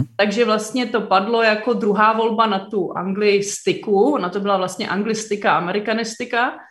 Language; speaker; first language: Czech; native; Czech